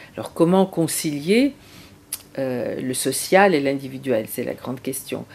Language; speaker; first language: French; non-native, fluent; Bulgarian